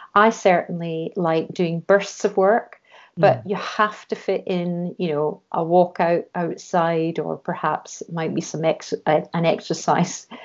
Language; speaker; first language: English; native; English